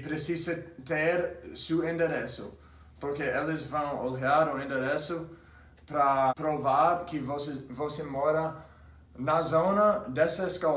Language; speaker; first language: Portuguese; non-native, fluent; English